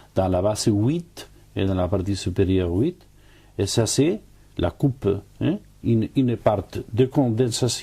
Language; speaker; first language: French; non-native, learner; Catalan